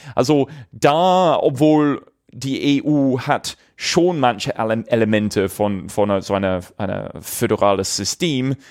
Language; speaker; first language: German; non-native, fluent; English